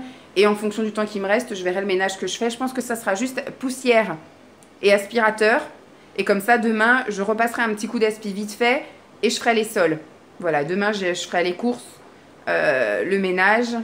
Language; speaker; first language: French; native; French